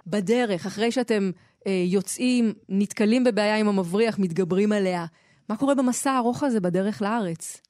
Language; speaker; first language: Hebrew; native; Hebrew